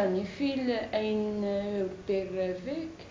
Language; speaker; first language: Dutch; non-native, learner; Arabic